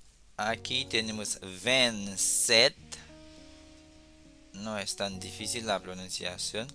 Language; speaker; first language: Spanish; non-native, fluent; Haitian Creole